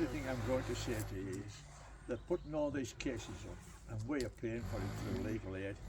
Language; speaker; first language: English; native; English